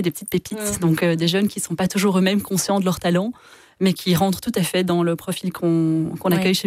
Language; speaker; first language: French; native; French